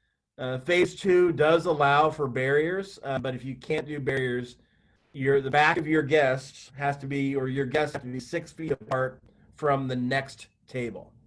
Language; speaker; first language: English; native; English